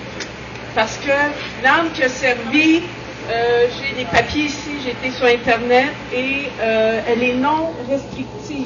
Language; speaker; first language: French; native; French